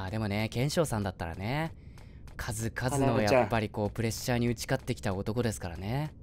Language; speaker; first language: Japanese; native; Japanese